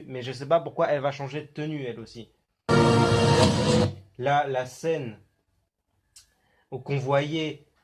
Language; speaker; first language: French; native; French